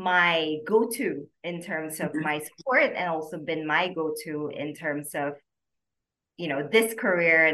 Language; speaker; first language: English; non-native, local second language; Filipino